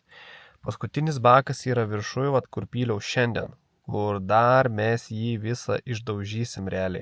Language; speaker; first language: Lithuanian; native; Lithuanian